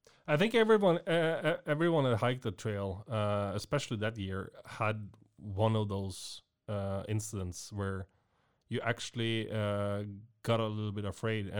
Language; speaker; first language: English; non-native, fluent; Norwegian